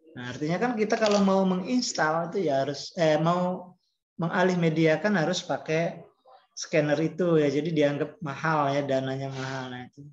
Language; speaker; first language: Indonesian; native; Indonesian